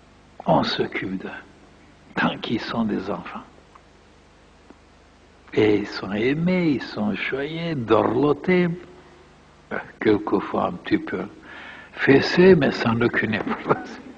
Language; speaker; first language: French; non-native, fluent; Bulgarian